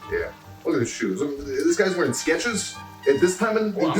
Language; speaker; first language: English; native; English